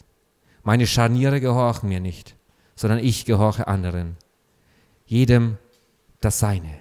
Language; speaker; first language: German; native; German